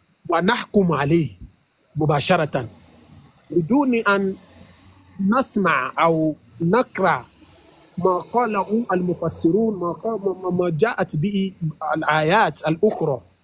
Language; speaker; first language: Arabic; non-native, fluent; Yoruba